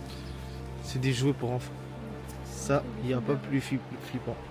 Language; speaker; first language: French; native; French